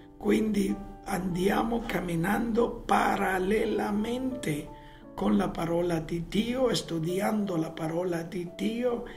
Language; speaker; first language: Italian; non-native, fluent; Spanish